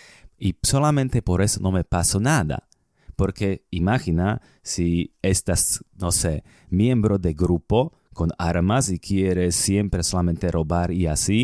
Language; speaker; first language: Spanish; non-native, fluent; Slovak